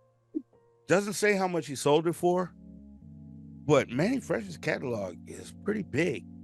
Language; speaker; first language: English; native; English